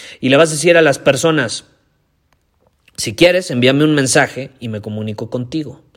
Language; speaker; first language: Spanish; native; Spanish